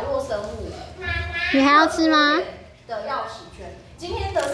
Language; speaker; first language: Chinese; native; Chinese